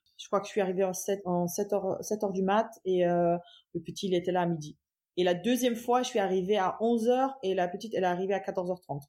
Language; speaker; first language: French; non-native, fluent; German